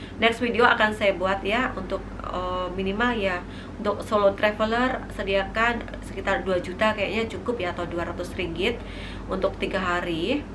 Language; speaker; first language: Indonesian; native; Indonesian